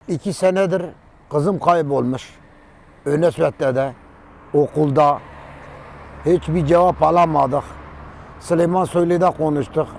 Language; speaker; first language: Turkish; non-native, local second language; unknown